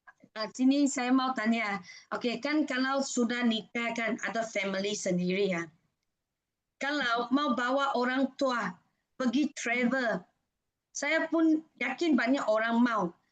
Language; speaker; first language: Indonesian; non-native, fluent; Malay